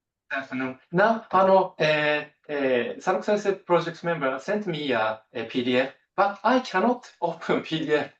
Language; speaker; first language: English; non-native, fluent; Japanese